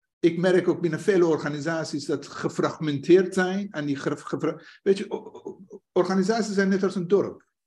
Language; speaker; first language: Dutch; non-native, fluent; Persian